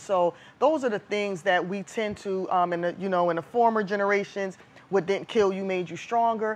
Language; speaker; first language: English; native; English